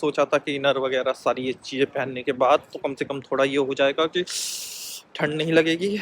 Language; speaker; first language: Hindi; native; Hindi